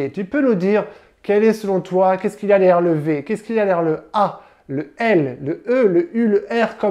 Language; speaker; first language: French; native; French